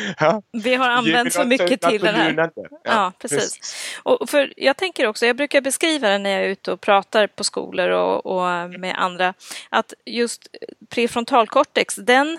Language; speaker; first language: Swedish; native; Swedish